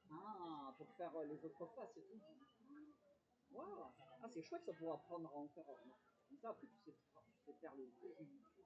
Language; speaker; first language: French; native; French